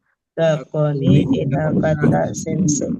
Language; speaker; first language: Japanese; non-native, learner; Indonesian